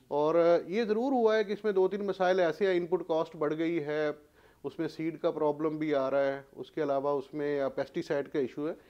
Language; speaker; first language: Urdu; non-native, local second language; Punjabi